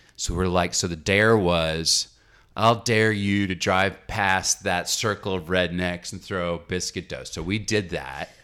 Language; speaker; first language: English; native; English